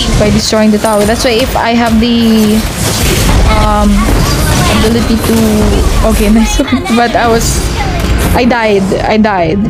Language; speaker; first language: English; non-native, local second language; Filipino